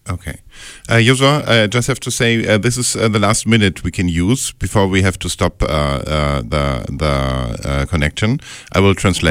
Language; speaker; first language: English; non-native, fluent; German